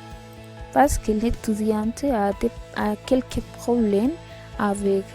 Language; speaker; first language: French; non-native, learner; Spanish